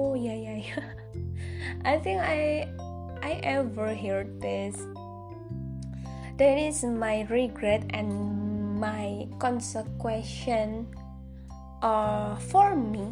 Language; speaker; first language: English; non-native, learner; Indonesian